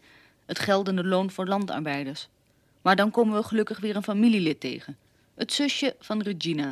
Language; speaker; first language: Dutch; native; Dutch